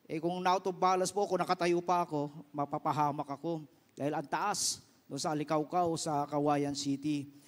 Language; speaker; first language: Filipino; non-native, local second language; Iloko